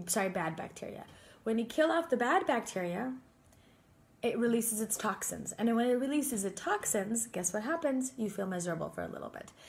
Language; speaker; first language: English; native; English